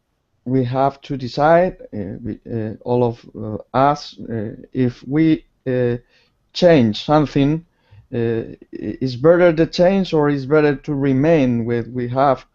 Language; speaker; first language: English; non-native, learner; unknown